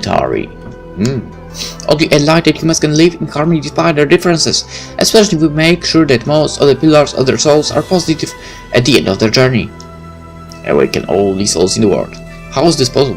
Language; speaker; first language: English; non-native, fluent; Polish